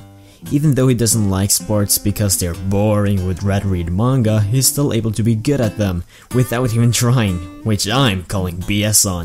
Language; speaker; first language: English; native; English